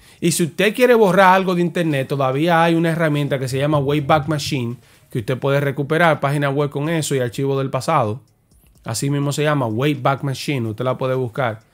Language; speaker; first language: Spanish; native; Spanish